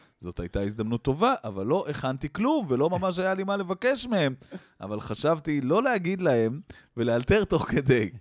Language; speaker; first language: Hebrew; native; Hebrew